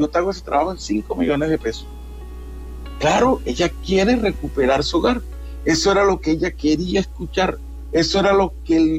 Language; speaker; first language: Spanish; native; Spanish